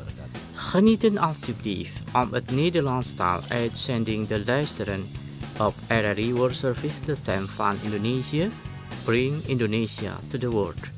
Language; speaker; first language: Dutch; non-native, learner; Indonesian